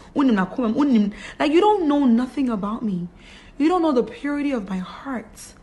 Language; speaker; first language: English; native; English